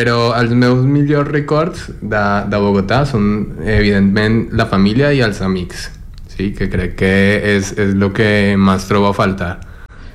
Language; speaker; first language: Catalan; non-native, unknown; Spanish